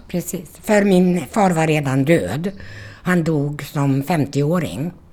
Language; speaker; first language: Swedish; native; Swedish